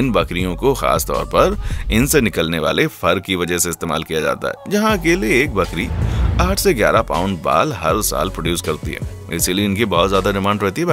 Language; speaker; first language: Hindi; native; Hindi